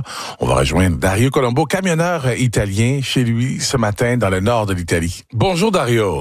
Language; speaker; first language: French; native; French